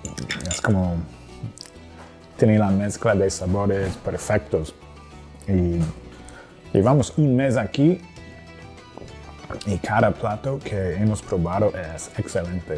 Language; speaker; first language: Spanish; non-native, fluent; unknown